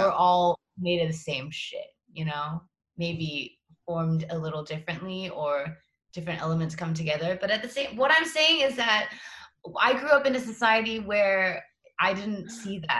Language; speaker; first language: English; native; English